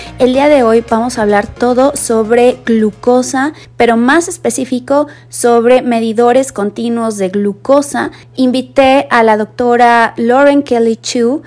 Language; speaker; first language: Spanish; native; Spanish